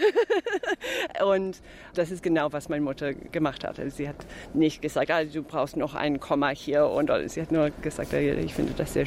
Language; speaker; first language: German; non-native, fluent; English